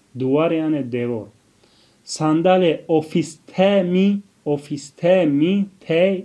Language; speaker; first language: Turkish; non-native, fluent; Tajik